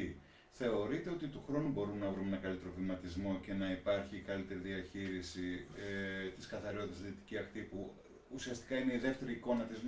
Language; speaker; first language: Greek; native; Greek